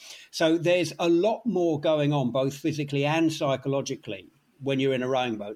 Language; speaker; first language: English; native; English